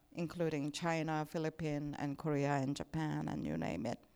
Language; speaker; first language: English; non-native, fluent; Korean